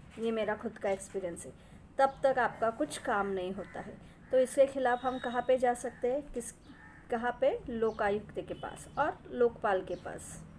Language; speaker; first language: Hindi; non-native, local second language; Marathi